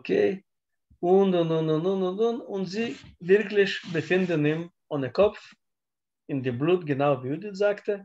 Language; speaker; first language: German; non-native, learner; Russian